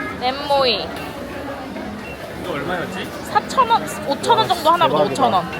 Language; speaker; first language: Korean; native; Korean